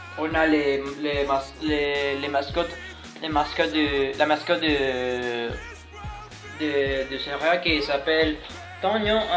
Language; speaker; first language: French; non-native, learner; Spanish